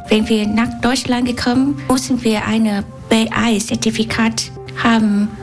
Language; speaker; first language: German; non-native, learner; Vietnamese